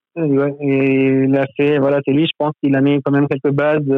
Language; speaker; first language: French; non-native, local second language; Arabic